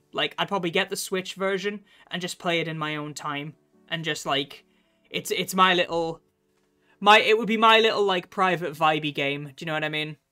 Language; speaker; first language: English; native; English